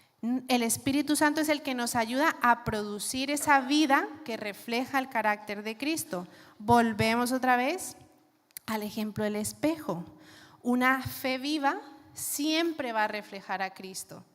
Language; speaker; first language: Spanish; native; Spanish